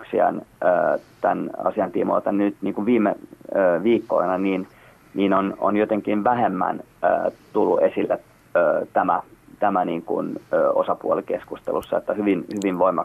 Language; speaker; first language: Finnish; native; Finnish